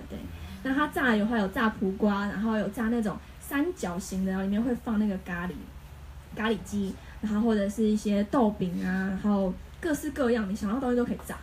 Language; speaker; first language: Chinese; native; Chinese